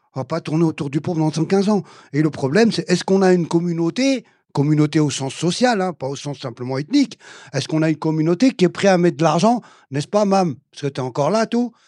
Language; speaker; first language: French; early bilingual, other home language; Arabic